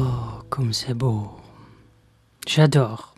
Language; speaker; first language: French; non-native, fluent; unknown